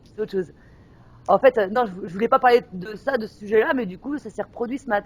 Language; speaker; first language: French; native; French